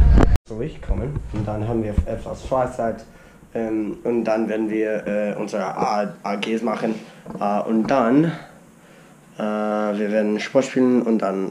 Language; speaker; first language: German; non-native, learner; English